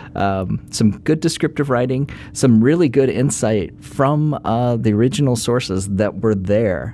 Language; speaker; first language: English; native; English